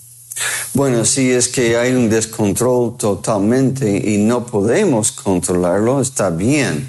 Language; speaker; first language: Spanish; non-native, fluent; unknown